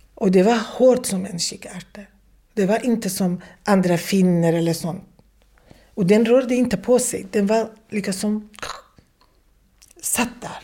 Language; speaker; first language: Swedish; non-native, fluent; Kurdish